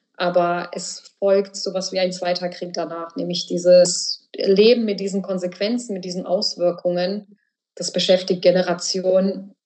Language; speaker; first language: German; early bilingual, other home language; Bosnian